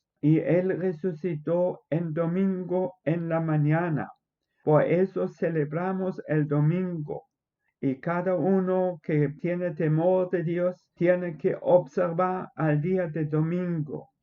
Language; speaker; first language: Spanish; non-native, fluent; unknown